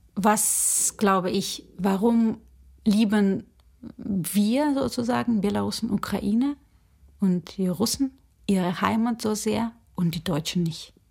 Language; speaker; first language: German; non-native, fluent; Russian